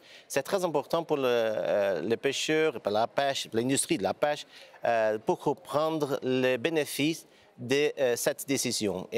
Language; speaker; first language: French; non-native, fluent; Portuguese